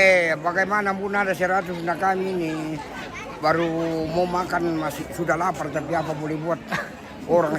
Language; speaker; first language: Indonesian; non-native, local second language; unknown